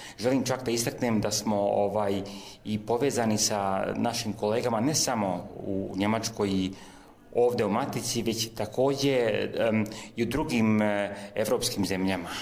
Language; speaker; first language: Croatian; early bilingual, heritage; Serbian